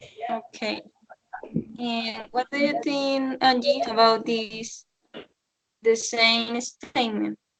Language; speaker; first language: English; non-native, learner; Spanish